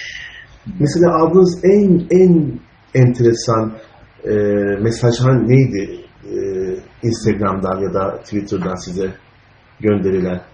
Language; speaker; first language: Turkish; native; Turkish